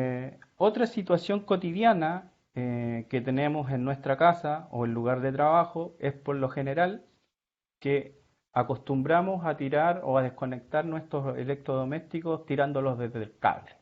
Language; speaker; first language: Spanish; native; Spanish